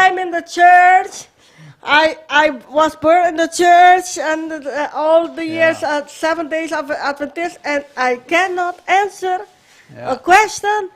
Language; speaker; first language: English; non-native, learner; Papiamento